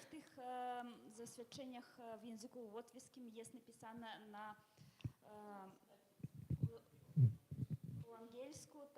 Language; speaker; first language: Polish; non-native, learner; Russian